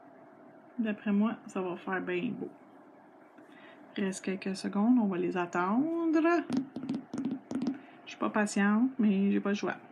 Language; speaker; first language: French; native; French